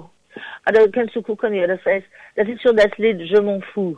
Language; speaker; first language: German; non-native, fluent; French